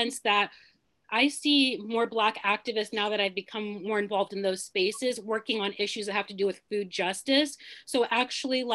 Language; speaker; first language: English; early bilingual, other home language; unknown